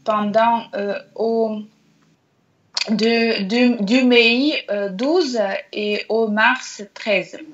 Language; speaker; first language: French; non-native, learner; Russian